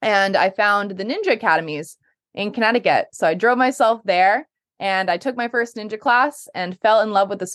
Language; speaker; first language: English; native; English